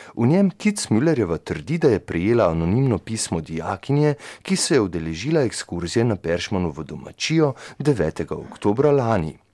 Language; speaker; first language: Slovenian; native; Slovenian